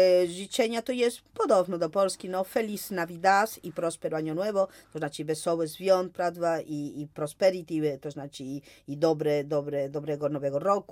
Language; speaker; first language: Polish; non-native, fluent; Spanish